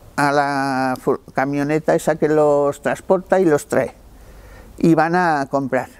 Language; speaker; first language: Spanish; native; Spanish